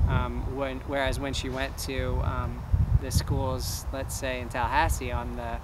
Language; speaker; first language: English; native; English